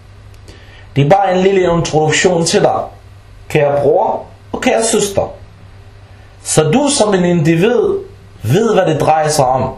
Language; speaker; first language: Danish; early bilingual, other home language; Arabic